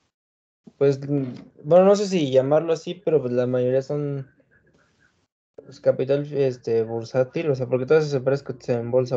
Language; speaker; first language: Spanish; native; Spanish